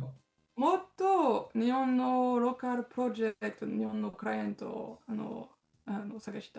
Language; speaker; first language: Japanese; non-native, learner; French